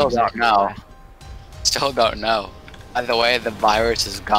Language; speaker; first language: English; native; English